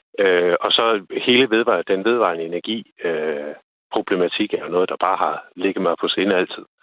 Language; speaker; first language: Danish; native; Danish